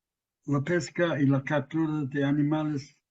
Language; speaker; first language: Spanish; non-native, fluent; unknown